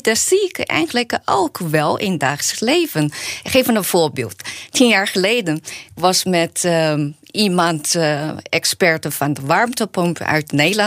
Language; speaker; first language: Dutch; non-native, learner; Chinese